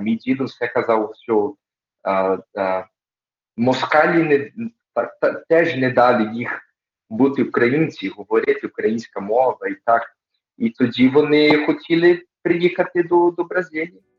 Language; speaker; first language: Ukrainian; early bilingual, heritage; Ukrainian